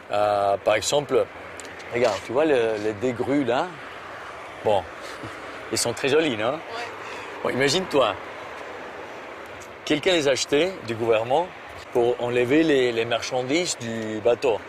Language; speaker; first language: French; non-native, fluent; Spanish